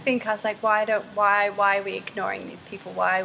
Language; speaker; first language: English; native; English